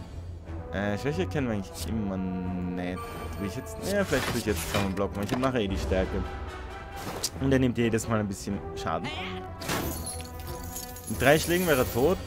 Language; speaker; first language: German; native; German